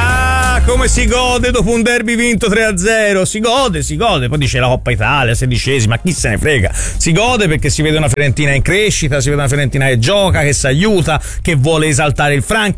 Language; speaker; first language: Italian; native; Italian